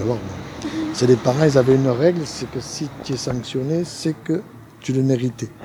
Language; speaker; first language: French; native; French